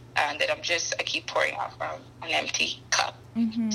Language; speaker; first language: English; non-native, local second language; Akan